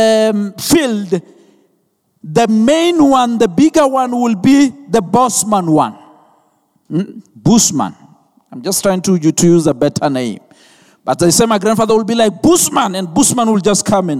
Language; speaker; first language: English; non-native, local second language; Venda